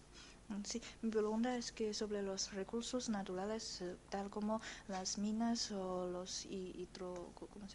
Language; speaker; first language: Spanish; non-native, fluent; Chinese